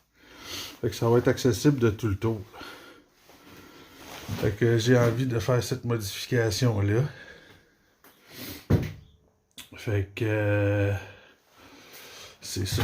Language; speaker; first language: French; native; French